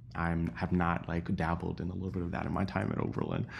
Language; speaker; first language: English; native; English